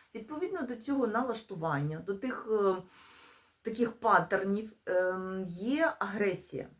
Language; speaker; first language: Ukrainian; non-native, local second language; Russian